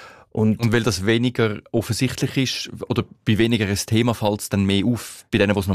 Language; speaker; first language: German; native; German